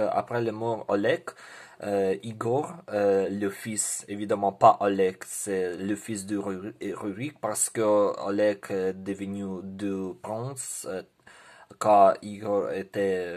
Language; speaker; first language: French; non-native, learner; Ukrainian